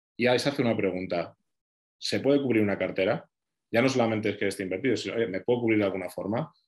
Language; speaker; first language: Spanish; native; Spanish